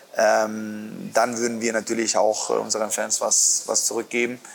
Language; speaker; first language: German; non-native, fluent; Spanish